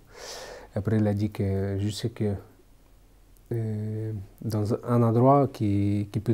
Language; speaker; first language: French; non-native, fluent; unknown